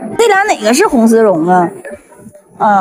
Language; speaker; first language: Chinese; native; Chinese